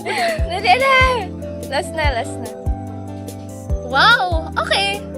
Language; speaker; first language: Filipino; native; Filipino